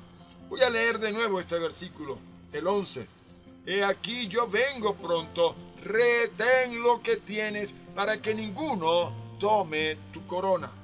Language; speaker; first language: Spanish; native; Spanish